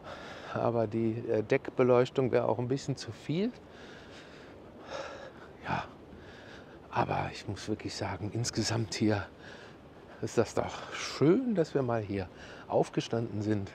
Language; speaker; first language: German; native; German